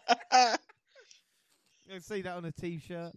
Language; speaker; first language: English; native; English